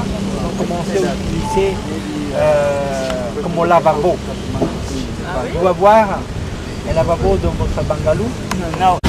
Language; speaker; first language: French; non-native, fluent; Spanish